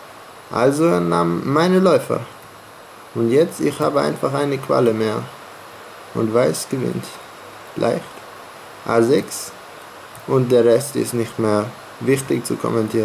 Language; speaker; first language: German; non-native, fluent; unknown